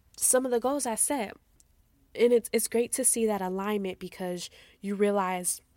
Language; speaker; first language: English; native; English